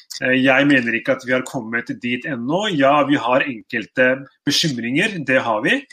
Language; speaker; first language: Norwegian; early bilingual, other home language; Urdu